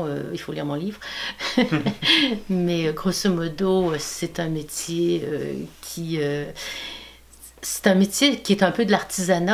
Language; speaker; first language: French; native; French